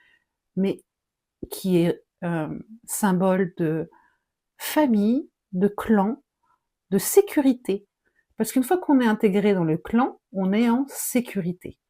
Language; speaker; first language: French; native; French